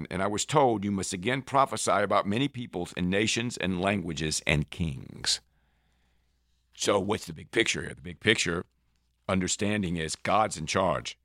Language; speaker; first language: English; native; English